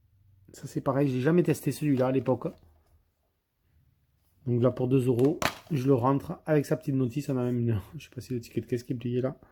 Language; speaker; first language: French; native; French